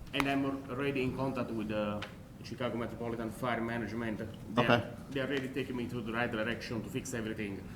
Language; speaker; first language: English; non-native, fluent; Italian